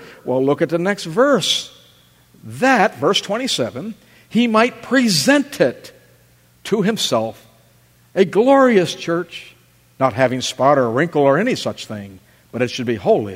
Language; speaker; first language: English; native; English